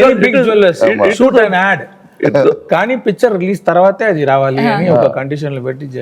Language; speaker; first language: Telugu; non-native, local second language; Tamil